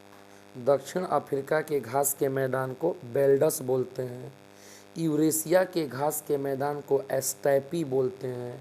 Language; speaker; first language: Hindi; native; Hindi